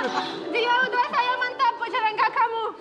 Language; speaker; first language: Indonesian; non-native, learner; Russian